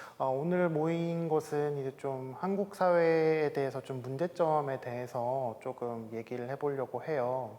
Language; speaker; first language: Korean; native; Korean